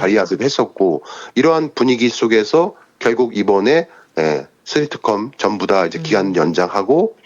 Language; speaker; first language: Korean; native; Korean